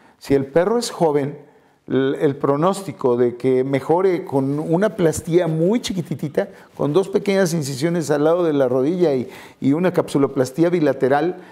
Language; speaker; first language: Spanish; native; Spanish